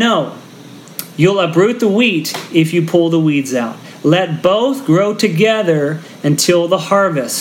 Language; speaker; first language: English; native; English